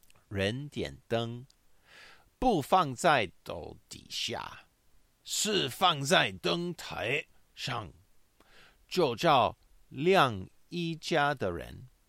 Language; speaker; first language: Chinese; non-native, learner; English